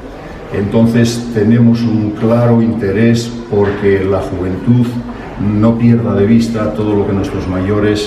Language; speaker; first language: Spanish; native; Spanish